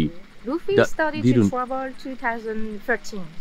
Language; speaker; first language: English; non-native, fluent; French